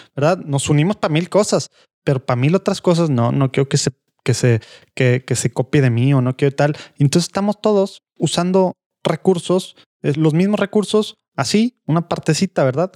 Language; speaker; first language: Spanish; native; Spanish